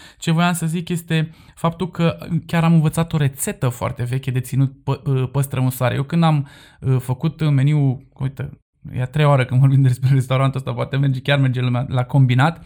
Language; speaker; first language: Romanian; native; Romanian